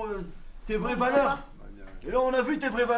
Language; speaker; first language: French; native; French